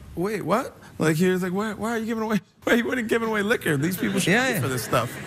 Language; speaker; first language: English; native; English